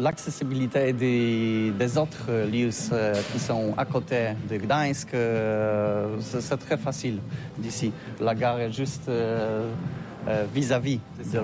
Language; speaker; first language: French; non-native, learner; Polish